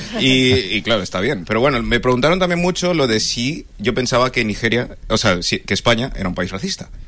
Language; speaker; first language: Spanish; early bilingual, other home language; English